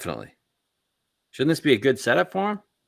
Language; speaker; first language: English; native; English